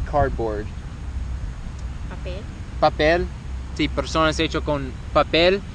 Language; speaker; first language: Spanish; non-native, learner; English